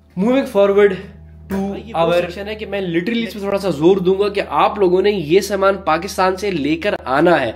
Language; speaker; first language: Urdu; non-native, local second language; Punjabi